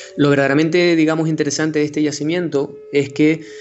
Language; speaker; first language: Spanish; native; Spanish